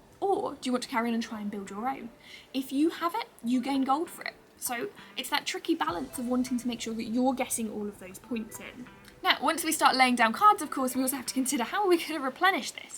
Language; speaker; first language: English; native; English